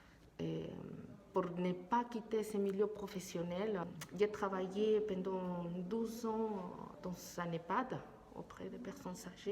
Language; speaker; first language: French; non-native, fluent; Spanish